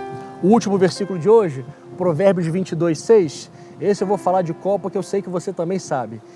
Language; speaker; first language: Portuguese; native; Portuguese